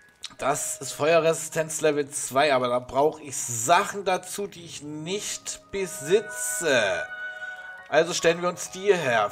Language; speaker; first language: German; native; German